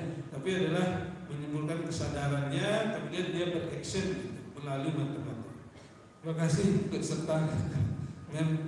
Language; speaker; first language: Indonesian; native; Indonesian